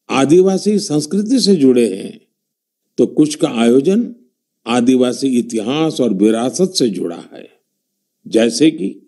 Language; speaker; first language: Hindi; non-native, local second language; Gujarati